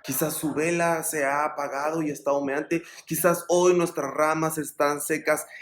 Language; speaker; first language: Spanish; native; Spanish